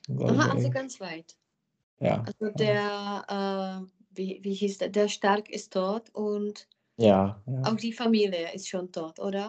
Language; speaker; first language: German; non-native, fluent; Czech